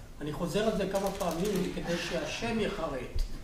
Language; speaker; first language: Hebrew; native; Hebrew